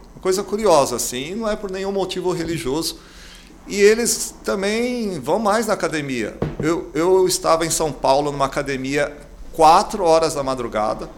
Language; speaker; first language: Portuguese; native; Portuguese